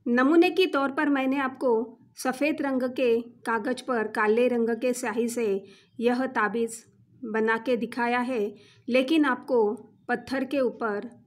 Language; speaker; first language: Hindi; non-native, local second language; Marathi